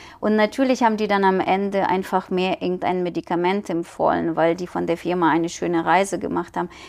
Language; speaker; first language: German; non-native, fluent; Ukrainian